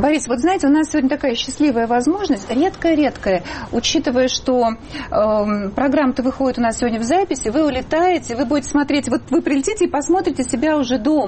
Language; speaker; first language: Russian; native; Russian